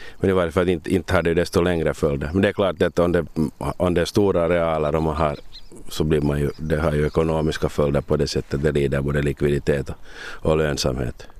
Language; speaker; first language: Swedish; native; Swedish